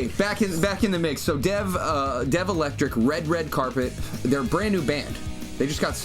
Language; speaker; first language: English; native; English